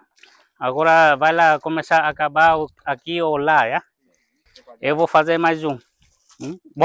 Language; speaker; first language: Portuguese; non-native, learner; Vietnamese